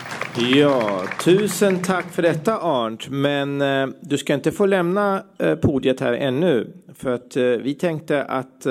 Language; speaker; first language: Swedish; native; Swedish